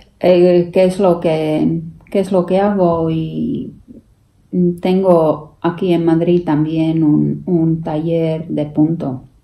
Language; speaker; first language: Spanish; non-native, fluent; Latvian